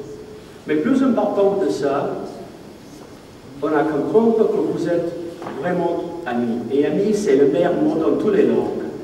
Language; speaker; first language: French; non-native, learner; English